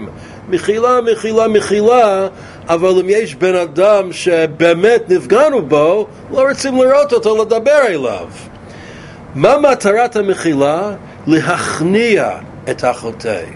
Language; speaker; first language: Hebrew; non-native, fluent; English